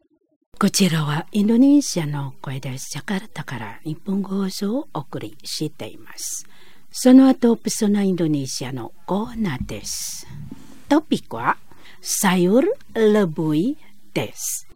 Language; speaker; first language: Japanese; non-native, fluent; Indonesian